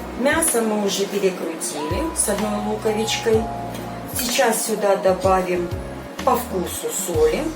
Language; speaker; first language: Russian; non-native, local second language; Ukrainian